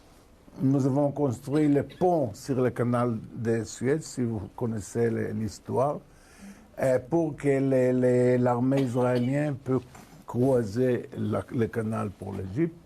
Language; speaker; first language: French; non-native, fluent; Hebrew